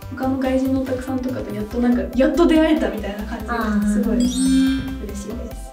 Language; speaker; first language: Japanese; early bilingual, heritage; Japanese